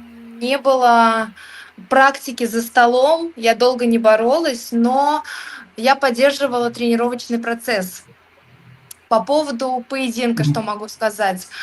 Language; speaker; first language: Russian; native; Russian